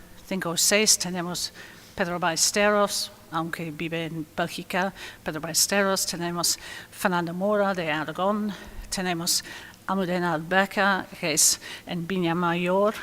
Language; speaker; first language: Spanish; non-native, fluent; English